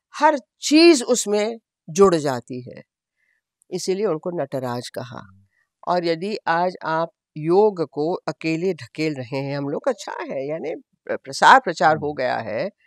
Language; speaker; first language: Hindi; non-native, local second language; Gujarati